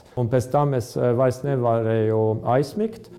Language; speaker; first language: Latvian; non-native, fluent; Estonian